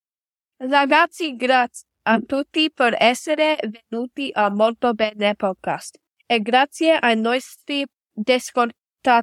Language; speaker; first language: Italian; non-native, learner; English